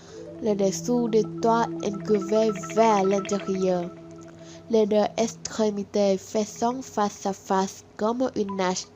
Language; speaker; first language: French; non-native, learner; Vietnamese